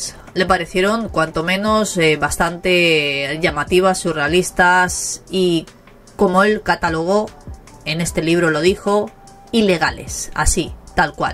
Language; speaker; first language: Spanish; native; Spanish